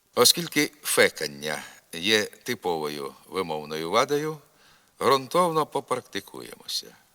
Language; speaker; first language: Ukrainian; native; Ukrainian